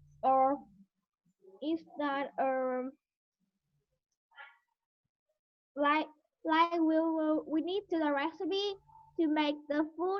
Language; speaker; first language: English; non-native, learner; Vietnamese